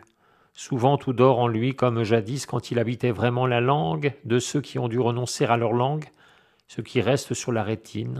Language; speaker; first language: French; native; French